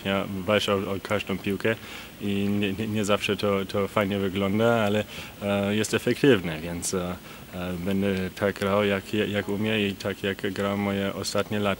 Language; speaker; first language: Polish; early bilingual, heritage; Polish